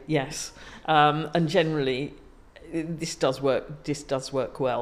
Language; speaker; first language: English; native; English